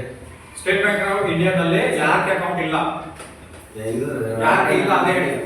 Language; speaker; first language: Kannada; non-native, local second language; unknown